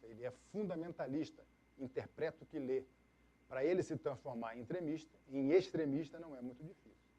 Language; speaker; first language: Portuguese; native; Portuguese